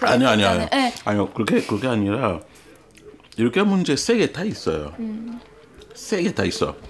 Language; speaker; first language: Korean; non-native, learner; French